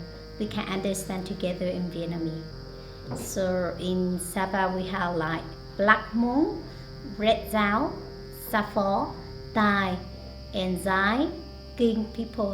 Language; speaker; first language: English; non-native, learner; Hmong